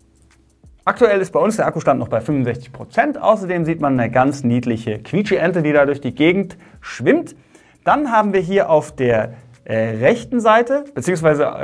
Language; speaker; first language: German; native; German